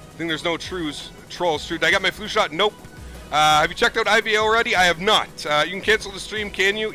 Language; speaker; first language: English; native; English